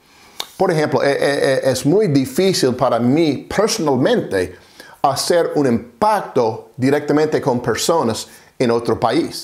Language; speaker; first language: Spanish; non-native, fluent; English